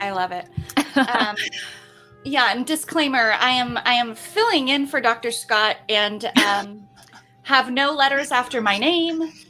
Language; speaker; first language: English; native; English